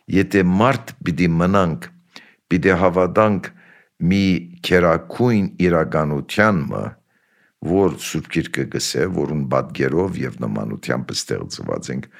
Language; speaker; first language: Armenian; early bilingual, heritage; Armenian